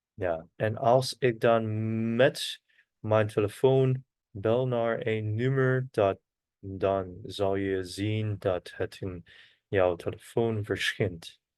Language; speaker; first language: Dutch; non-native, learner; Korean